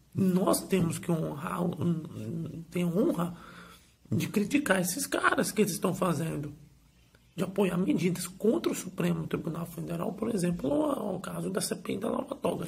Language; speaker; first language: Portuguese; native; Portuguese